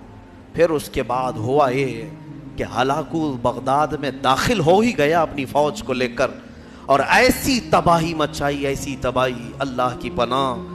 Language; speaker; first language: Urdu; native; Urdu